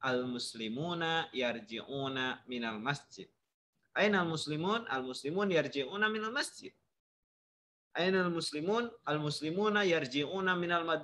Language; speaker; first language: Arabic; non-native, fluent; Indonesian